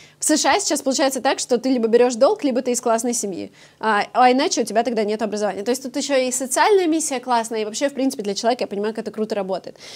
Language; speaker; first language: Russian; native; Russian